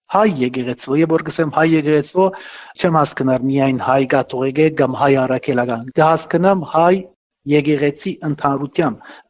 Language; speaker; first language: Armenian; early bilingual, heritage; Armenian